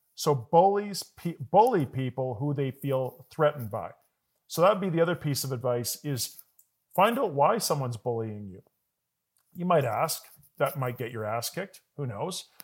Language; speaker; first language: English; native; English